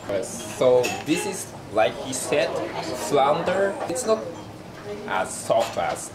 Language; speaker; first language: English; non-native, local second language; Japanese